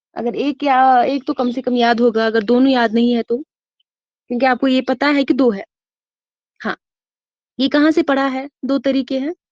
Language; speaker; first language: Urdu; non-native, local second language; Kashmiri